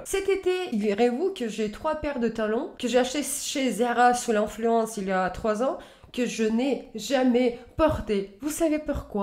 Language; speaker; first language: French; native; French